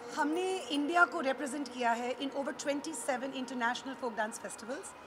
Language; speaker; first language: Hindi; native; Hindi